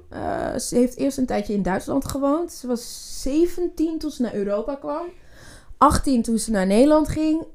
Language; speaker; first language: Dutch; early bilingual, other home language; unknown